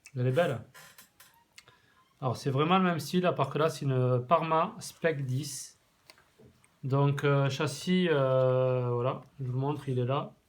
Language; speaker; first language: French; native; French